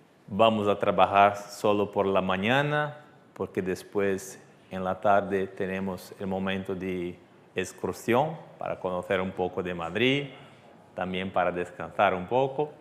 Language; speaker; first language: Spanish; non-native, fluent; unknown